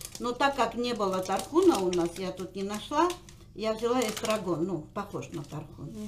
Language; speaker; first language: Russian; non-native, local second language; Armenian